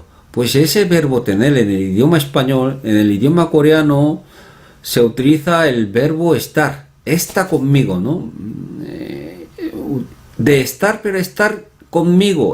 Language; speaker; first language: Spanish; non-native, fluent; Korean